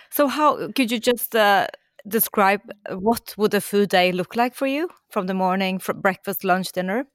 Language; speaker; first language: English; non-native, fluent; Norwegian